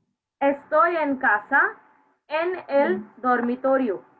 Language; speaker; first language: Spanish; non-native, learner; Hindi